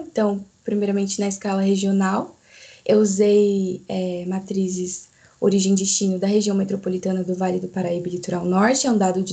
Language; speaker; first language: Portuguese; native; Portuguese